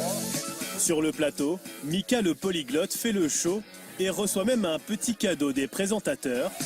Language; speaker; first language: French; native; French